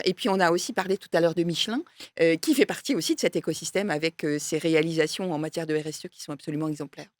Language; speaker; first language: French; native; French